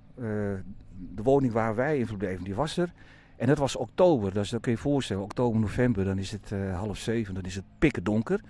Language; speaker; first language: Dutch; native; Dutch